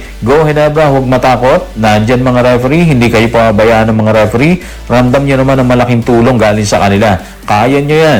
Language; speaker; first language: Filipino; native; Filipino